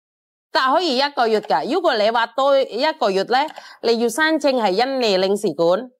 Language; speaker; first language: Cantonese; non-native, fluent; Indonesian